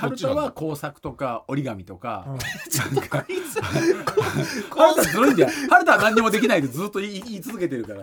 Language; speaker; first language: Japanese; native; Japanese